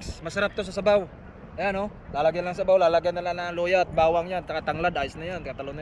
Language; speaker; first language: Filipino; native; Filipino